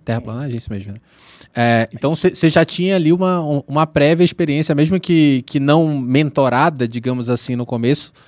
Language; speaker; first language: Portuguese; native; Portuguese